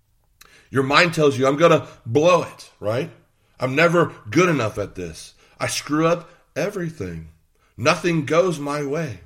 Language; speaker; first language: English; native; English